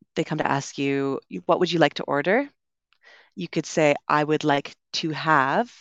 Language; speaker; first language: English; native; English